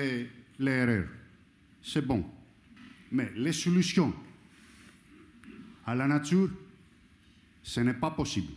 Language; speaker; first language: French; non-native, learner; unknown